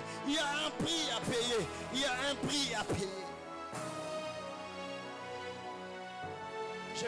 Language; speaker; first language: French; non-native, local second language; Lingala